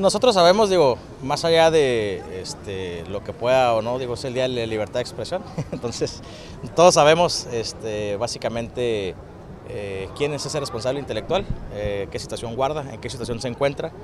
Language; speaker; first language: Spanish; native; Spanish